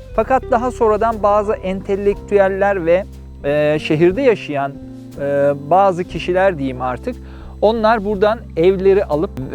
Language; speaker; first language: Turkish; native; Turkish